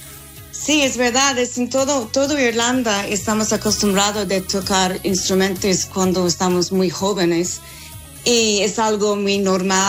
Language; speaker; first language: Spanish; non-native, fluent; English